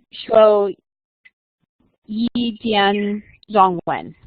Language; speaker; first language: Chinese; non-native, learner; English